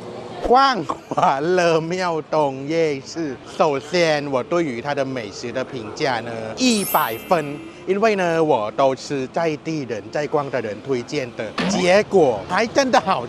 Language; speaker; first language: Chinese; non-native, fluent; Thai